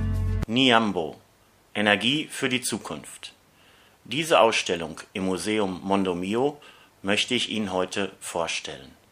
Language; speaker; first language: German; native; German